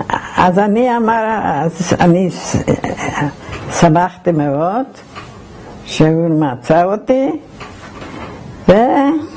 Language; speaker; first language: Hebrew; non-native, fluent; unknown